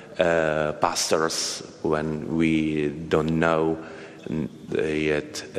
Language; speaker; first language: English; non-native, learner; Slovak